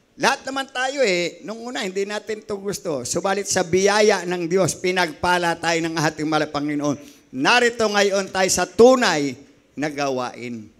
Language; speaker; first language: Filipino; native; Filipino